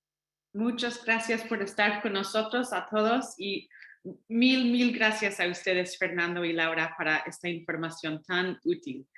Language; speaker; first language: Spanish; non-native, fluent; English